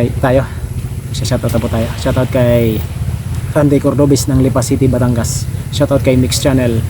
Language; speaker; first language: Filipino; native; Filipino